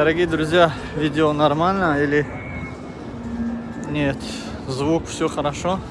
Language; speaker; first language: Russian; non-native, fluent; Tajik